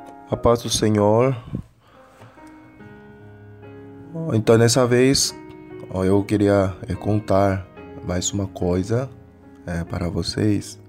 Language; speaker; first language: Portuguese; non-native, fluent; Korean